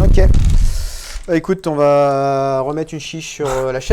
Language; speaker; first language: French; native; French